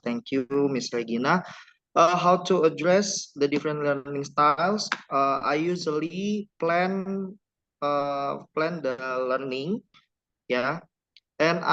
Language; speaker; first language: English; non-native, learner; Indonesian